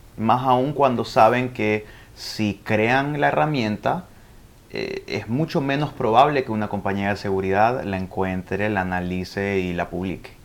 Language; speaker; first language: Spanish; early bilingual, heritage; Spanish